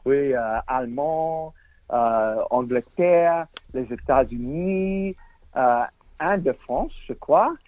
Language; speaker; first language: French; non-native, learner; English